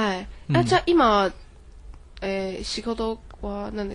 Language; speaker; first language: Japanese; non-native, learner; Chinese